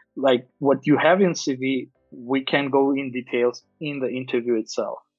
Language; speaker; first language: English; non-native, fluent; Armenian